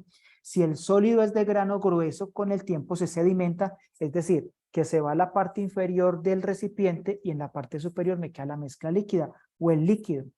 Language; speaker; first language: Spanish; native; Spanish